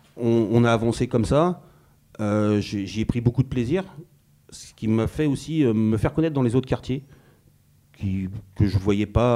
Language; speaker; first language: French; native; French